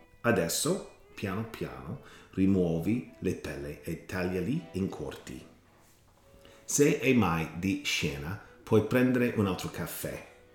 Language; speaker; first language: Italian; non-native, learner; English